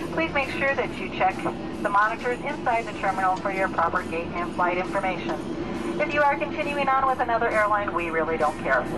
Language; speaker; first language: English; native; English